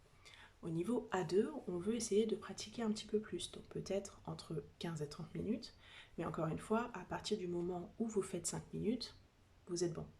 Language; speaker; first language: French; native; French